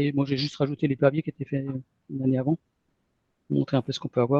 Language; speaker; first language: French; native; French